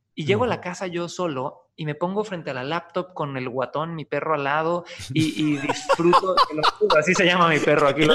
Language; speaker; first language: Spanish; native; Spanish